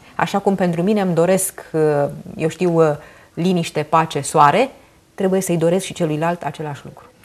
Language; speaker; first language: Romanian; native; Romanian